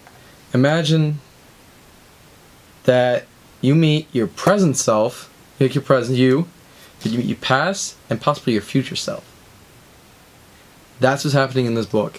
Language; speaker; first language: English; native; English